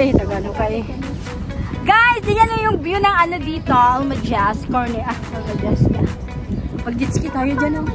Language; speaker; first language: Filipino; non-native, local second language; Cebuano